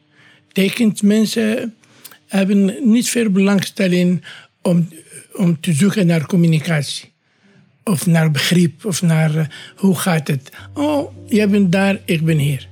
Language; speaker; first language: Dutch; non-native, learner; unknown